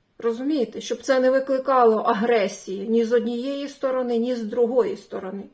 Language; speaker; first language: Ukrainian; non-native, local second language; Russian